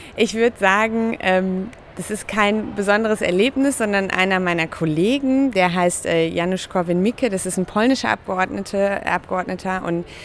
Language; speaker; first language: German; native; German